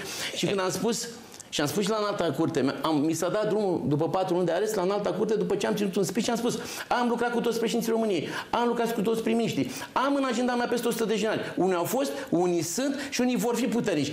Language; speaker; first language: Romanian; native; Romanian